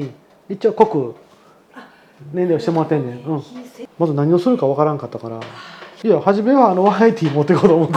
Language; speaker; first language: Japanese; native; Japanese